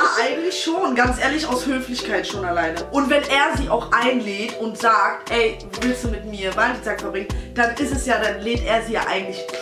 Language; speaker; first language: German; native; German